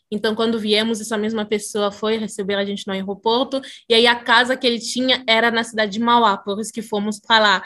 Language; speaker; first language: Portuguese; early bilingual, other home language; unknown